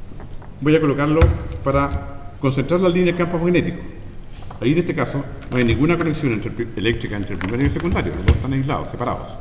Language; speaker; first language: Spanish; native; Spanish